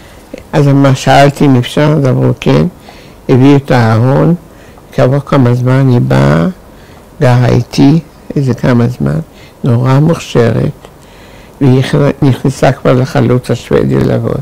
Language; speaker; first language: Hebrew; non-native, fluent; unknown